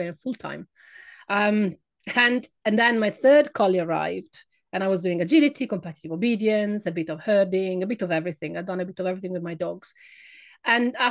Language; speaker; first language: English; non-native, fluent; Italian